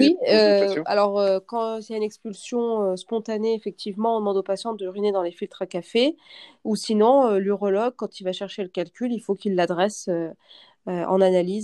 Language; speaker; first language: French; native; French